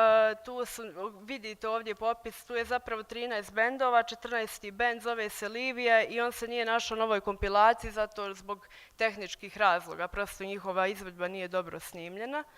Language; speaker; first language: Bosnian; native; Bosnian